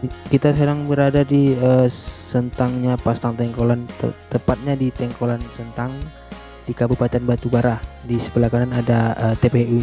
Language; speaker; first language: Indonesian; non-native, local second language; Malay